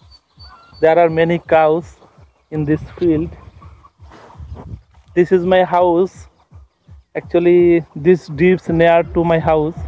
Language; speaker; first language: English; non-native, learner; Bangla